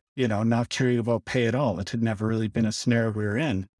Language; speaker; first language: English; native; English